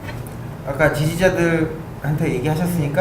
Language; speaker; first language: Korean; native; Korean